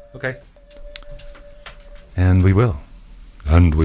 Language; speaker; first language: English; native; English